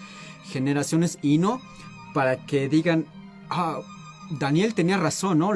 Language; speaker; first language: Spanish; native; Spanish